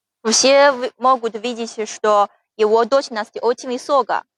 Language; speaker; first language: Russian; non-native, learner; Chinese